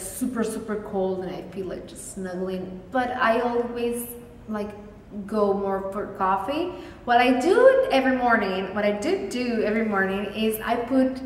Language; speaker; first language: English; non-native, fluent; Spanish